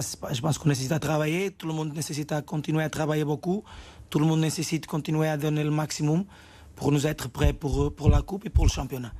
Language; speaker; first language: French; non-native, fluent; Portuguese